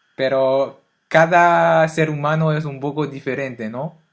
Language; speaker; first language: Spanish; non-native, fluent; French